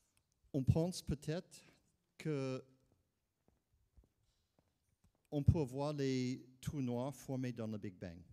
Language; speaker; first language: French; non-native, fluent; English